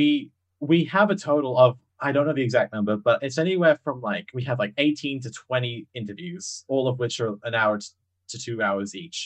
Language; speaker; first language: English; native; English